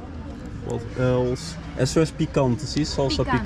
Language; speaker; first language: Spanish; non-native, learner; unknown